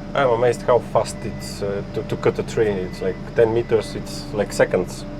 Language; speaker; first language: English; non-native, fluent; Bulgarian